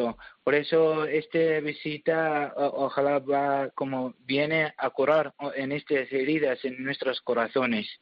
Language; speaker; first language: Spanish; non-native, learner; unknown